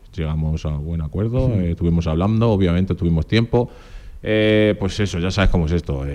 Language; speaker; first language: Spanish; early bilingual, other home language; Portuguese